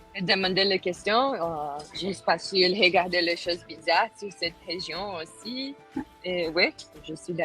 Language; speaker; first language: French; non-native, learner; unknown